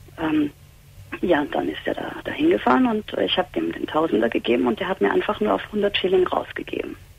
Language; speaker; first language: German; native; German